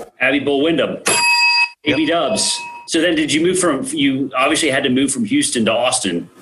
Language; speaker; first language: English; native; English